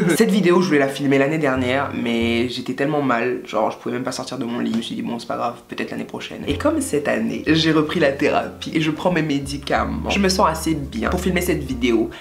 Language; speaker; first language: French; native; French